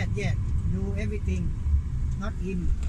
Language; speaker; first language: English; non-native, learner; Thai